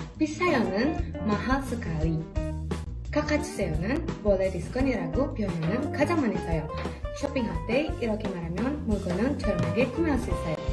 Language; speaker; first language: Korean; non-native, fluent; Indonesian